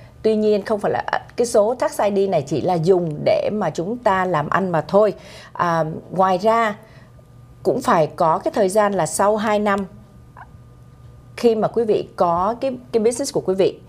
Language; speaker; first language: Vietnamese; native; Vietnamese